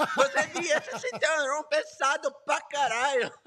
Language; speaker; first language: Portuguese; non-native, learner; English